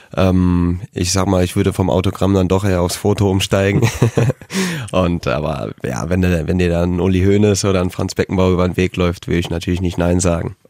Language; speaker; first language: German; native; German